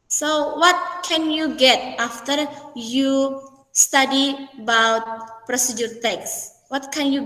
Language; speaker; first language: English; non-native, fluent; Indonesian